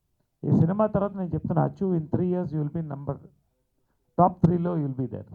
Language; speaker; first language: Telugu; native; Telugu